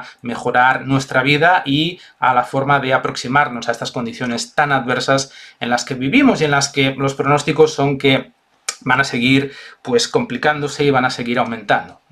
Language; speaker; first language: Spanish; native; Spanish